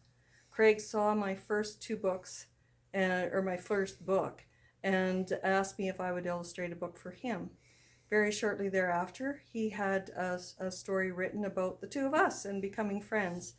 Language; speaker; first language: English; native; English